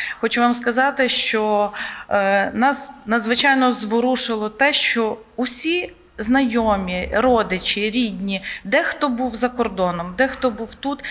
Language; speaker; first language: Ukrainian; native; Ukrainian